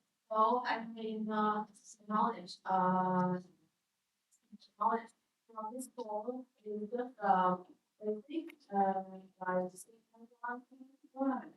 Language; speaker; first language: English; non-native, learner; Vietnamese